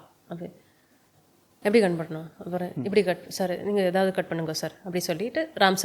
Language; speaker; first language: Tamil; non-native, learner; Malayalam